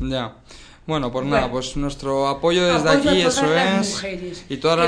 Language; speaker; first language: Spanish; native; Spanish